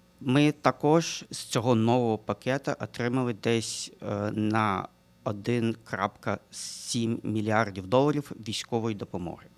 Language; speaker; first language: Ukrainian; non-native, local second language; Russian